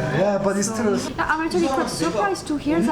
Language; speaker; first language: English; non-native, fluent; Korean